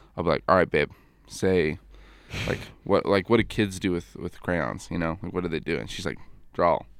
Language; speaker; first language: English; native; English